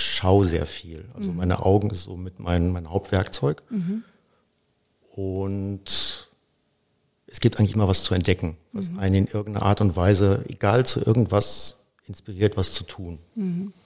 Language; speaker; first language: German; native; German